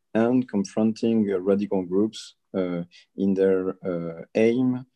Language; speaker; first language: English; early bilingual, other home language; Spanish